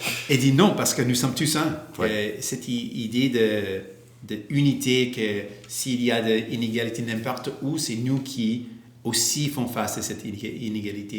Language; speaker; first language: French; non-native, local second language; English